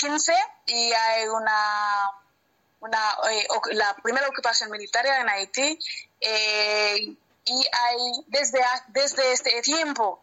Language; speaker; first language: Spanish; non-native, learner; Haitian Creole